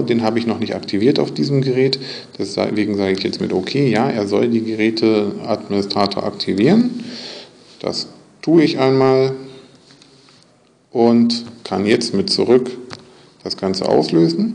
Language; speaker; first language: German; native; German